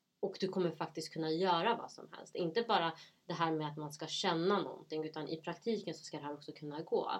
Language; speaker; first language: Swedish; early bilingual, other home language; Somali